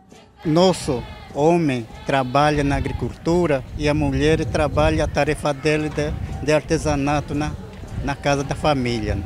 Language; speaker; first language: Portuguese; non-native, local second language; Guarani